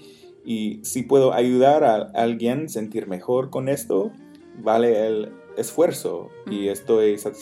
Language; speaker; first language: Spanish; non-native, fluent; English